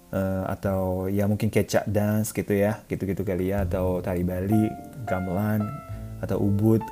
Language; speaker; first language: Indonesian; non-native, fluent; Japanese